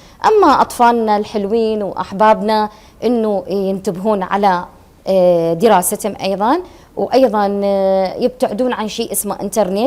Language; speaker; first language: Arabic; native; Arabic